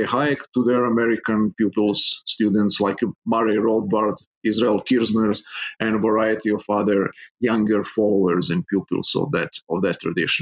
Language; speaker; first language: English; non-native, fluent; Serbian